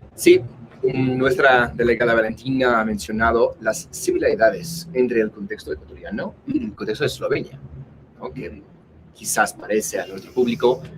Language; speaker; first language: Spanish; non-native, fluent; English